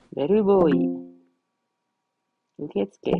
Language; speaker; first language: Japanese; non-native, learner; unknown